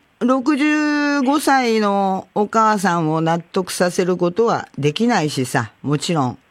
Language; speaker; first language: Japanese; native; Japanese